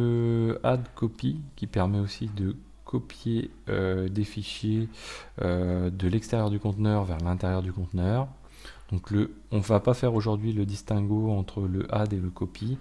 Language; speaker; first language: French; native; French